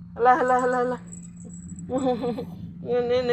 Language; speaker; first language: Filipino; native; Filipino